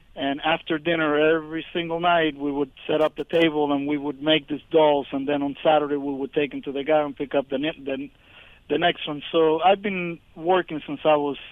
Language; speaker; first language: English; early bilingual, other home language; Spanish